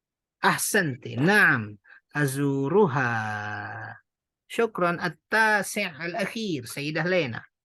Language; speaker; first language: Arabic; non-native, fluent; Indonesian